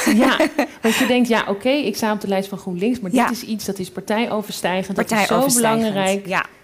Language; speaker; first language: Dutch; early bilingual, other home language; Tigrinya